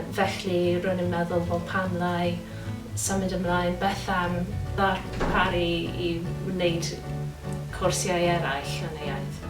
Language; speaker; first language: Welsh; non-native, local second language; English